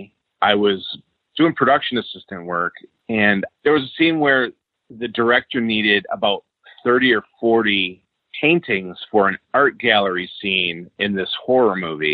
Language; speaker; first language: English; native; English